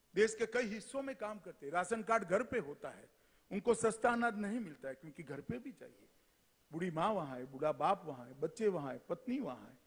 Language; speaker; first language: Hindi; non-native, local second language; Gujarati